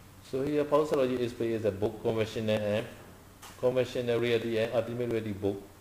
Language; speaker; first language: English; non-native, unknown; Burmese